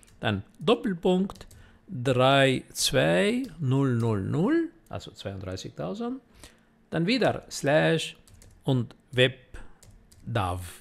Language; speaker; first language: German; non-native, fluent; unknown